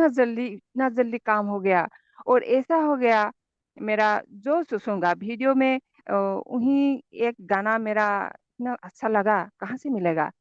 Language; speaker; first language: Hindi; non-native, local second language; Assamese